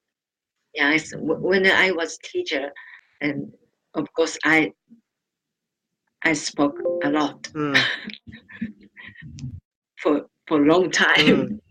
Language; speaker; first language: English; non-native, learner; Japanese